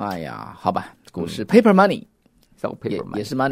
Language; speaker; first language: Chinese; native; Chinese